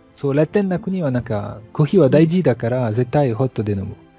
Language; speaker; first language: Japanese; non-native, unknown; French